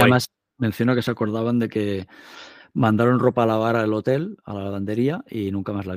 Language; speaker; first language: Spanish; native; Spanish